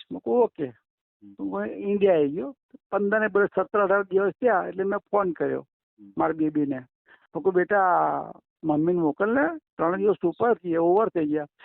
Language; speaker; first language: Gujarati; native; Gujarati